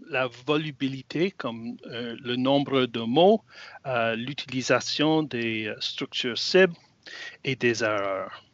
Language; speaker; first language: French; non-native, fluent; English